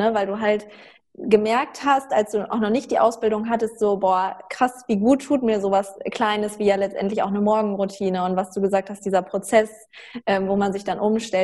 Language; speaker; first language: German; native; German